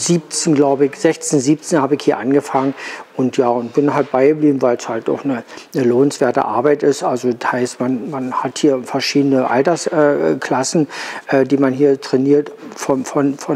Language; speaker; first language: German; native; German